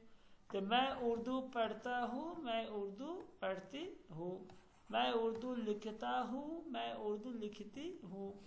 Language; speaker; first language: Hindi; non-native, fluent; Bangla